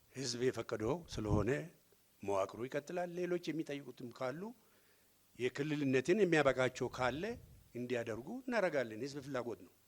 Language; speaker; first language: Amharic; non-native, local second language; Oromo